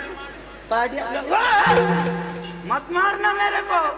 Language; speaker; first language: Hindi; non-native, local second language; Kannada